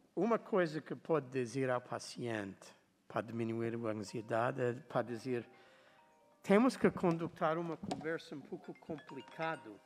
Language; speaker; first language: Portuguese; non-native, learner; English